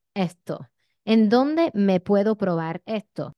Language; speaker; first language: Spanish; non-native, fluent; English